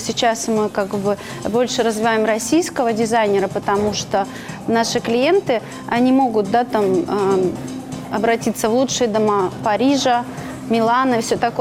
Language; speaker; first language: Russian; native; Russian